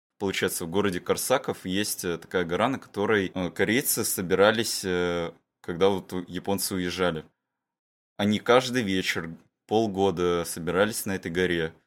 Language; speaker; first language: Russian; native; Russian